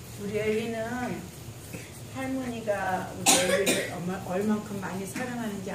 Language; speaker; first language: Korean; native; Korean